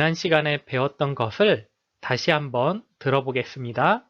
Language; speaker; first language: Korean; native; Korean